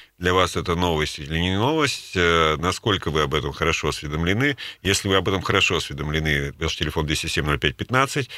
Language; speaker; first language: Russian; native; Russian